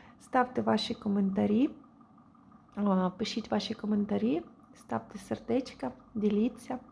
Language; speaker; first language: Ukrainian; non-native, local second language; Russian